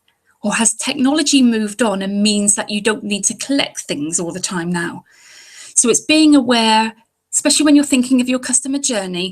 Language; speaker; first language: English; native; English